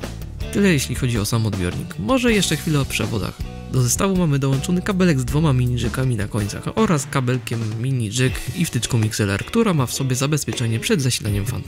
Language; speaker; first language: Polish; native; Polish